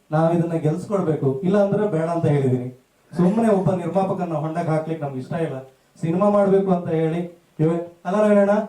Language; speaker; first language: Kannada; native; Kannada